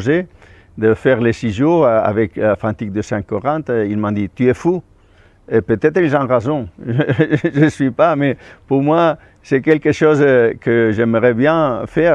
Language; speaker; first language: French; non-native, fluent; Spanish